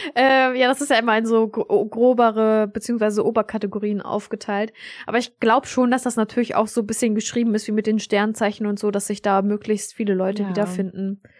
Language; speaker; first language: German; early bilingual, other home language; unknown